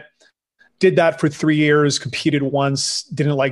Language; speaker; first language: English; non-native, fluent; French